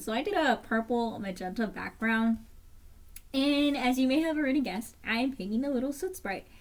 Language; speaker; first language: English; native; English